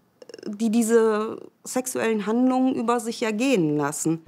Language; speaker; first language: German; native; German